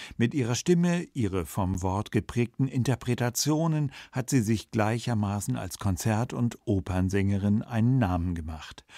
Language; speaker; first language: German; native; German